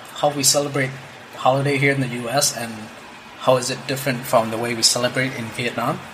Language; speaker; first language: English; non-native, fluent; Vietnamese